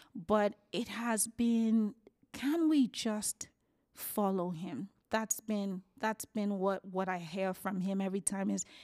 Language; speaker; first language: English; non-native, local second language; Yoruba